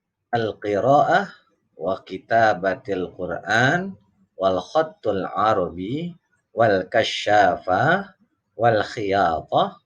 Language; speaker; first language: Arabic; non-native, fluent; Indonesian